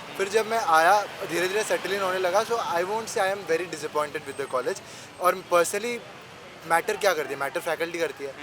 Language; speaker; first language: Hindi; non-native, local second language; Assamese